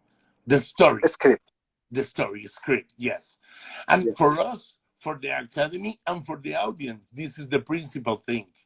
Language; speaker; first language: English; non-native, learner; Spanish